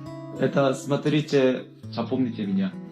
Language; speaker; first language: Russian; non-native, learner; Korean